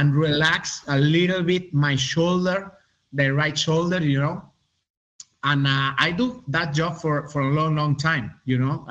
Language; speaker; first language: English; non-native, learner; Spanish